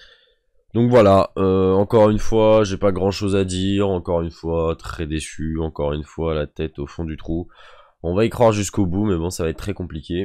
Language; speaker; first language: French; native; French